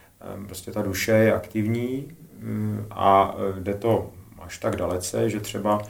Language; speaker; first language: Czech; native; Czech